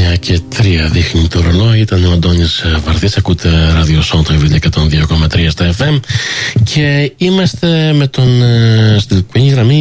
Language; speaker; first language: Greek; early bilingual, heritage; Greek